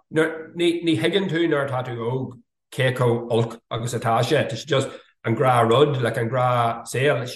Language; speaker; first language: Irish; non-native, fluent; English